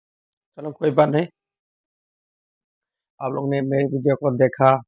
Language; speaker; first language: Hindi; non-native, local second language; Manipuri